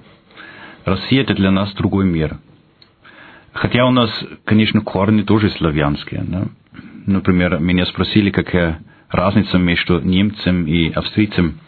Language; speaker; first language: Russian; non-native, fluent; German